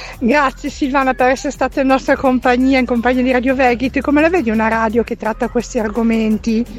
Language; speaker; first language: Italian; native; Italian